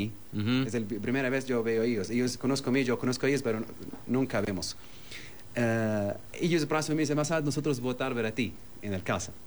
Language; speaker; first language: Spanish; non-native, learner; Arabic